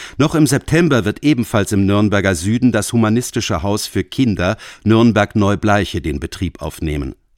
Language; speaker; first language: German; native; German